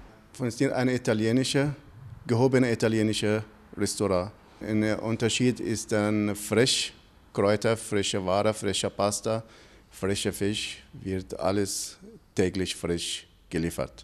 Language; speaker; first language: German; non-native, fluent; Italian